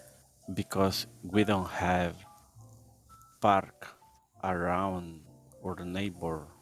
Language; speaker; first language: English; non-native, learner; Spanish